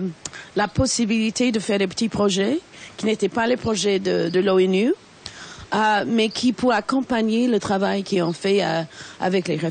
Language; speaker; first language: French; non-native, fluent; English